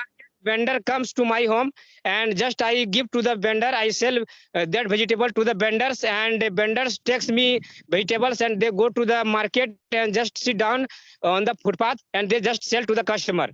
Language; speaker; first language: English; non-native, learner; Hindi